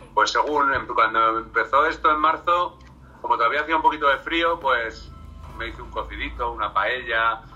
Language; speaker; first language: Spanish; native; Spanish